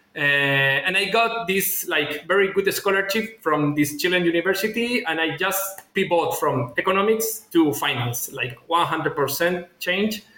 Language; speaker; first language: English; non-native, fluent; Spanish